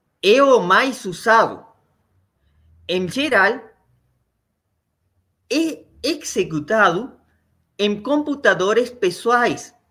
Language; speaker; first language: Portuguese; non-native, learner; Spanish